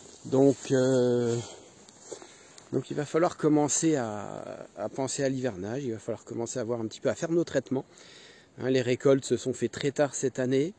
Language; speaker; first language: French; native; French